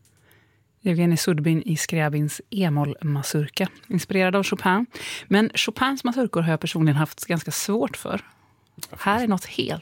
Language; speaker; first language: Swedish; native; Swedish